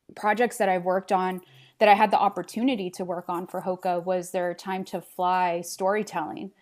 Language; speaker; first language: English; early bilingual, other home language; Spanish